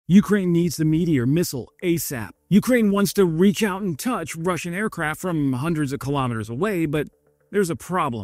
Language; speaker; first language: English; native; English